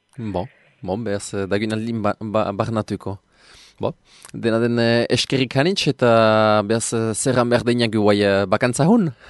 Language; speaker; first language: Basque; native; Basque